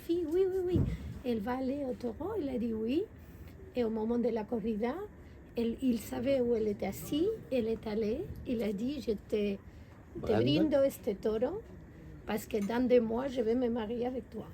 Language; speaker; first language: French; non-native, fluent; Spanish